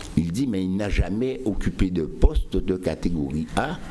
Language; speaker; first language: French; native; French